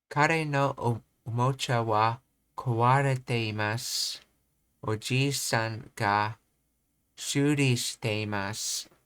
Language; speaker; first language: Japanese; non-native, learner; English